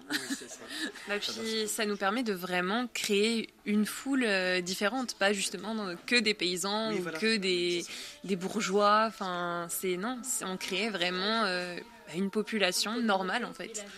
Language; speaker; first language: French; native; French